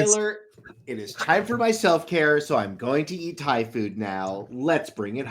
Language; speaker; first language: English; native; English